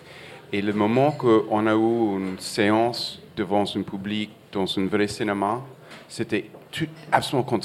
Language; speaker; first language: French; non-native, fluent; English